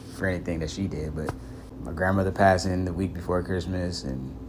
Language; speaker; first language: English; native; English